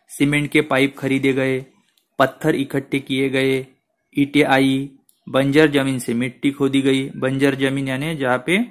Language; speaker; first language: Hindi; non-native, local second language; Marathi